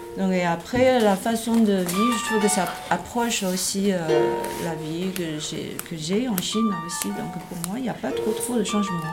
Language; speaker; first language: French; non-native, fluent; Chinese